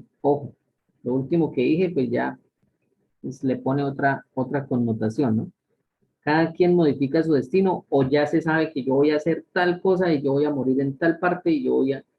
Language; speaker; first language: Spanish; native; Spanish